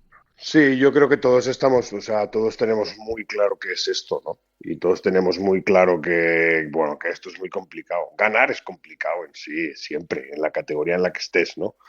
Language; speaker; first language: Spanish; native; Spanish